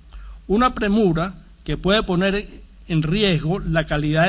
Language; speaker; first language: Spanish; native; Spanish